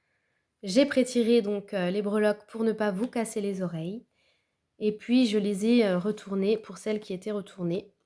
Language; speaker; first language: French; native; French